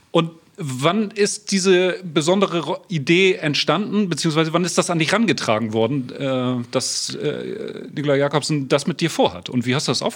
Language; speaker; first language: German; native; German